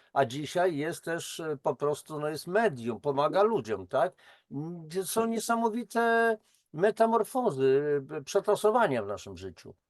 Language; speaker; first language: Polish; native; Polish